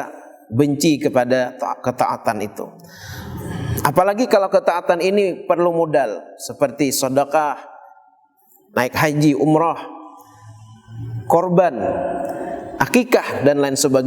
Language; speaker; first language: Indonesian; non-native, local second language; Banjar